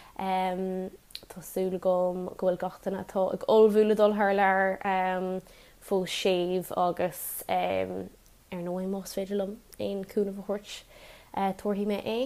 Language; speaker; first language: Irish; non-native, local second language; English